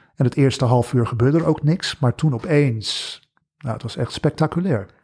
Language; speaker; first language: Dutch; early bilingual, other home language; English